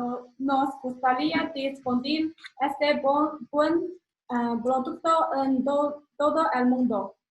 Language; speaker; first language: Spanish; non-native, learner; Chinese